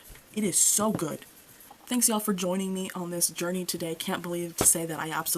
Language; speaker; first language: English; native; English